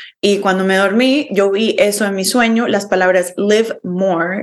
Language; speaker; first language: Spanish; early bilingual, heritage; Spanish